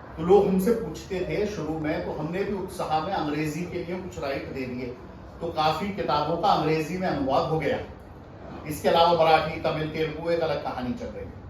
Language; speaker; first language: Hindi; native; Hindi